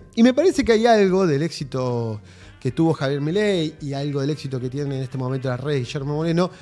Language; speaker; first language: Spanish; native; Spanish